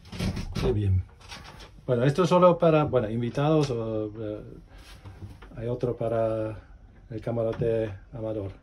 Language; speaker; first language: Spanish; non-native, fluent; English